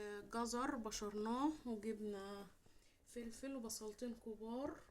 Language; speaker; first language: Arabic; native; Arabic